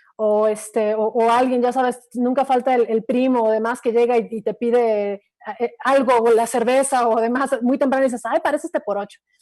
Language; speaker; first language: Spanish; native; Spanish